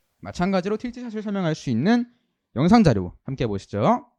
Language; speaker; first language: Korean; native; Korean